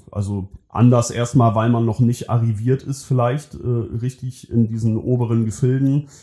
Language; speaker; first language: German; native; German